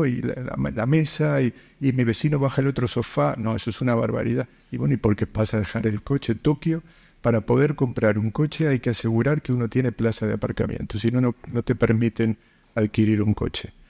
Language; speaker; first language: Spanish; native; Spanish